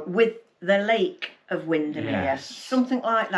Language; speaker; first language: English; native; English